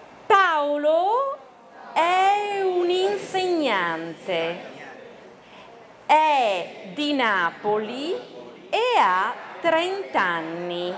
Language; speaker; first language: Italian; non-native, fluent; Chinese